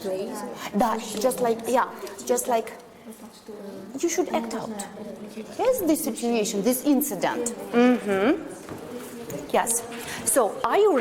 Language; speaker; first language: English; non-native, fluent; Russian